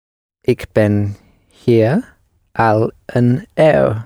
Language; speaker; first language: Dutch; non-native, learner; English